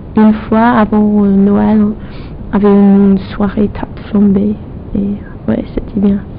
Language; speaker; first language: French; non-native, fluent; English